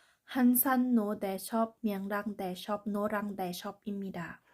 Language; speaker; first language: Korean; non-native, learner; Thai